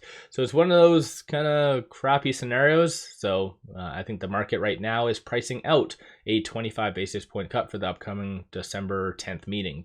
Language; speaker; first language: English; native; English